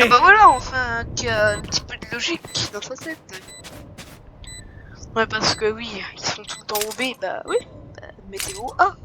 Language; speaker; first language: French; native; French